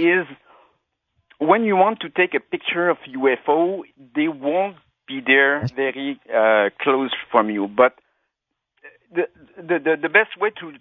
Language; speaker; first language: English; non-native, fluent; French